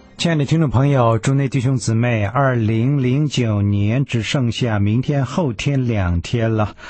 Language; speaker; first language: Chinese; early bilingual, heritage; Chinese